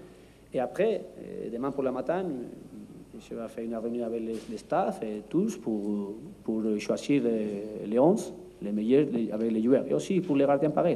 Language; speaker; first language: French; non-native, learner; Spanish